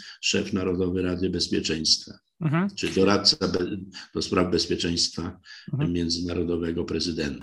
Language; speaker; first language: Polish; native; Polish